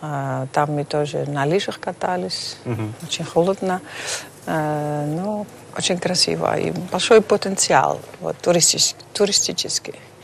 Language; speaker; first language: Russian; non-native, fluent; Dutch